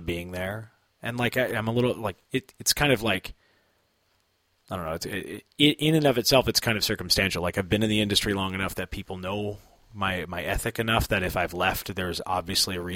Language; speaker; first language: English; native; English